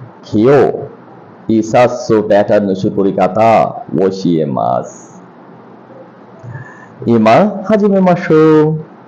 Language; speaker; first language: Japanese; non-native, learner; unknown